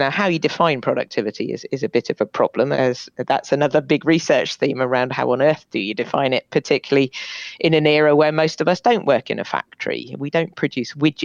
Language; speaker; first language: English; native; English